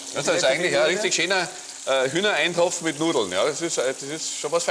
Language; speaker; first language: German; native; German